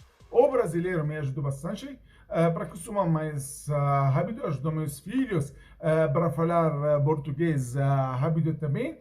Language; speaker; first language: Portuguese; non-native, learner; Arabic